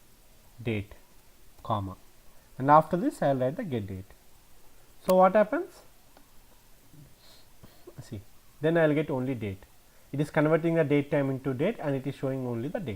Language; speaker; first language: English; non-native, local second language; Telugu